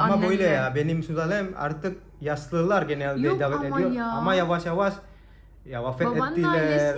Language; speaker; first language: Turkish; non-native, learner; Indonesian